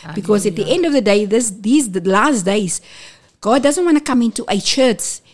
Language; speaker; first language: English; non-native, local second language; Afrikaans